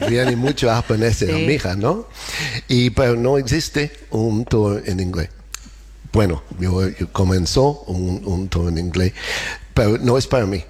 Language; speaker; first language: Spanish; non-native, learner; English